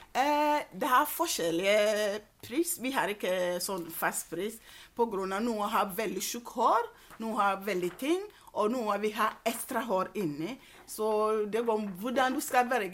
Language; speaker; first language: Norwegian; non-native, fluent; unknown